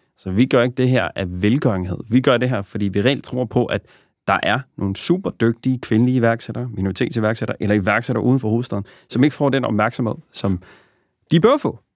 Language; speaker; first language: Danish; early bilingual, other home language; Bosnian